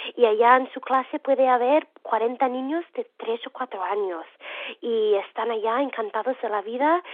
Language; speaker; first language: Spanish; non-native, fluent; English